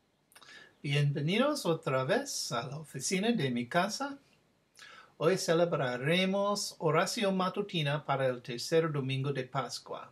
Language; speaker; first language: Spanish; non-native, fluent; English